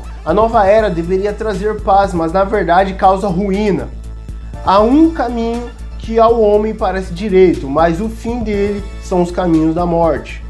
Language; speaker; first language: Portuguese; native; Portuguese